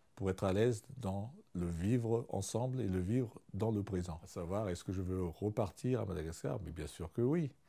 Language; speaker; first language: French; non-native, local second language; Malagasy